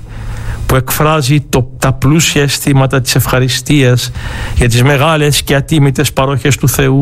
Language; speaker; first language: Greek; native; Greek